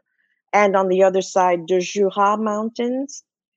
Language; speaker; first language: English; non-native, fluent; French